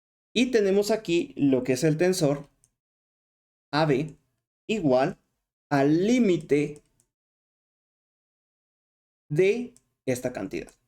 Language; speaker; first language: Spanish; native; Spanish